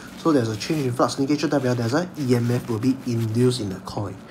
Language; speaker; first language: English; non-native, local second language; Chinese